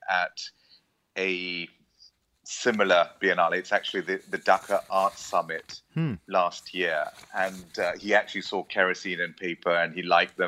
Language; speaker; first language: English; native; English